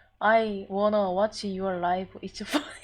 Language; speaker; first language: English; non-native, learner; Korean